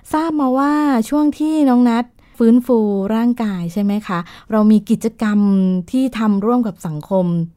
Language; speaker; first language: Thai; native; Thai